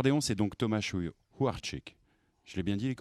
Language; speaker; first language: French; native; French